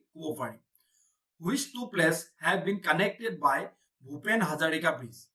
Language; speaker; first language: English; non-native, local second language; Assamese